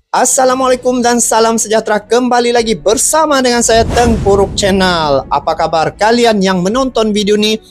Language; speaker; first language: Malay; native; Malay